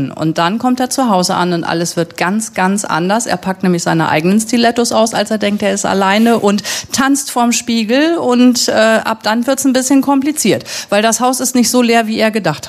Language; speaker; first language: German; native; German